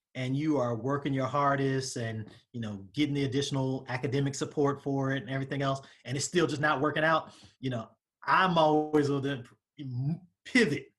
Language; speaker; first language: English; native; English